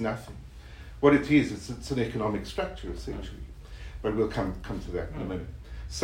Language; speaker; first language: English; native; English